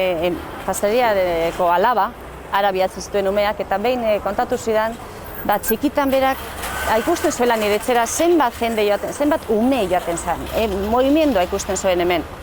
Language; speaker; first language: Basque; native; Basque